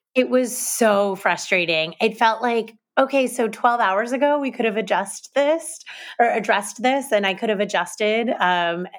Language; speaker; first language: English; native; English